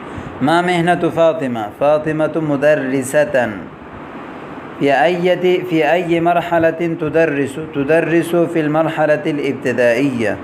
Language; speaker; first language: Arabic; non-native, fluent; Urdu